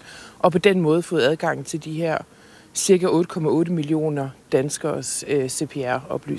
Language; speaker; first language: Danish; native; Danish